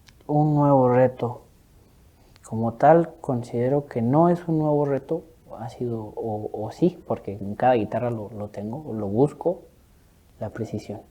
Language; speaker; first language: Spanish; native; Spanish